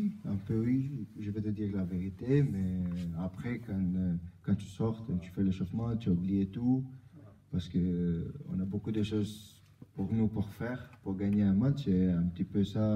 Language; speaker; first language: French; non-native, learner; Albanian